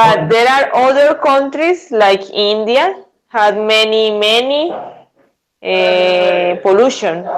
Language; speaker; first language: English; non-native, learner; Spanish